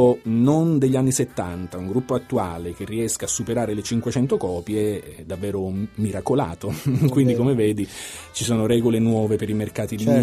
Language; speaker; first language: Italian; native; Italian